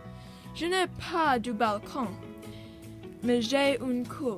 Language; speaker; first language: French; non-native, learner; English